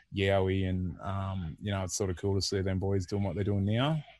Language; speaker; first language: English; native; English